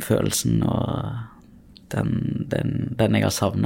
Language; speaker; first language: Norwegian; non-native, fluent; Tamil